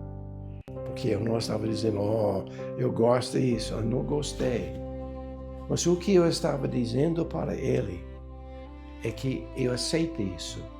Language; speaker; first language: Portuguese; non-native, fluent; English